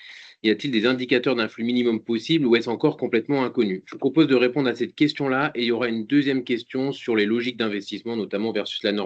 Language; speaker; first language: French; native; French